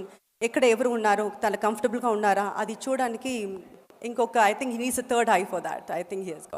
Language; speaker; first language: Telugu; non-native, learner; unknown